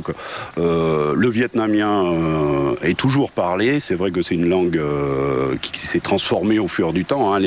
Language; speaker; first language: French; native; French